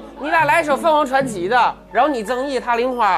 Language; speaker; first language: Chinese; native; Chinese